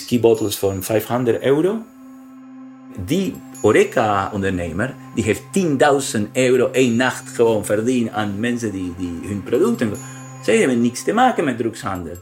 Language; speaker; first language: Dutch; non-native, learner; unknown